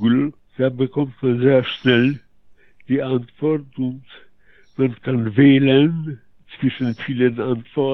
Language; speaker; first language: German; non-native, fluent; Polish